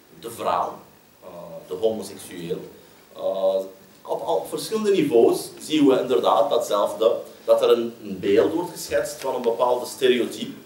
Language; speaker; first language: Dutch; non-native, fluent; Arabic